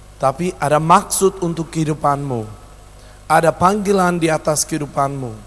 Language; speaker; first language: Indonesian; non-native, local second language; English